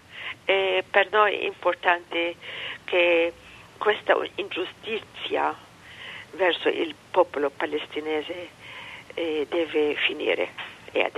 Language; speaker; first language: Italian; non-native, fluent; Arabic